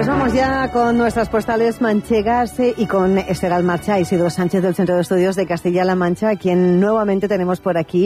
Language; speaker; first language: Spanish; native; Spanish